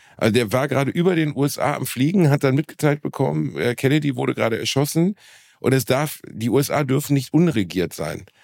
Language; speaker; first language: German; native; German